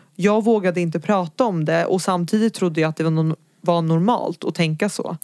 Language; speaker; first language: Swedish; early bilingual, other home language; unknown